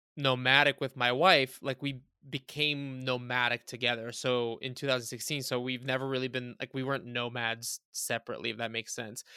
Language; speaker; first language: English; early bilingual, other home language; Bulgarian